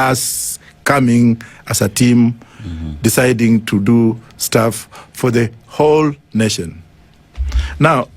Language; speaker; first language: English; non-native, local second language; Luyia